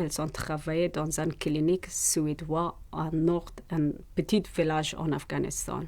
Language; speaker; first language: French; non-native, learner; Persian